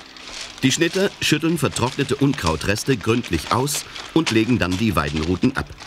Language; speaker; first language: German; native; German